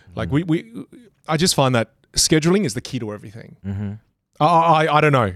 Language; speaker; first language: English; native; English